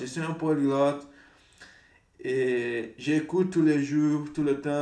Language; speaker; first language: French; non-native, learner; Portuguese